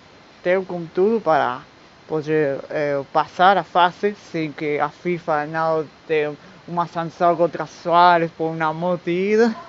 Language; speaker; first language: Portuguese; non-native, learner; Spanish